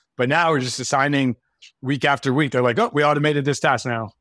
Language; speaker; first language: English; native; English